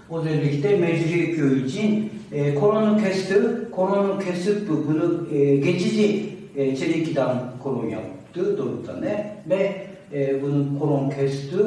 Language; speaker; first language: Turkish; non-native, learner; Japanese